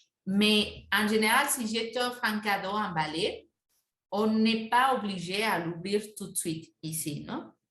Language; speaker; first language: French; non-native, fluent; Spanish